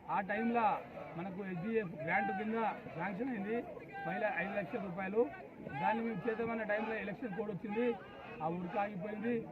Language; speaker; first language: Telugu; native; Telugu